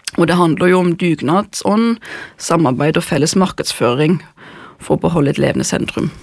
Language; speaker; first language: Norwegian; non-native, fluent; German